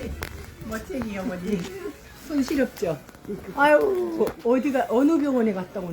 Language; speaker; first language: Korean; native; Korean